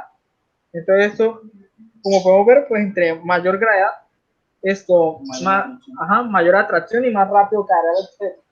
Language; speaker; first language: Spanish; native; Spanish